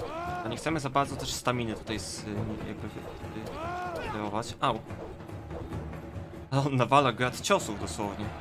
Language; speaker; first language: Polish; native; Polish